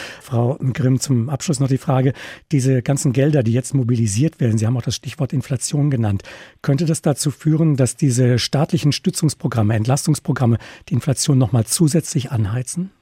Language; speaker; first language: German; native; German